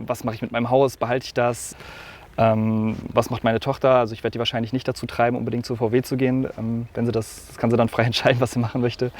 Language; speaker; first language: German; native; German